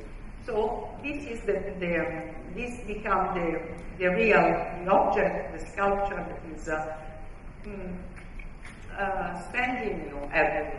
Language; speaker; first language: English; non-native, fluent; Italian